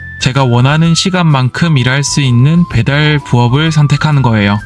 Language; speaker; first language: Korean; native; Korean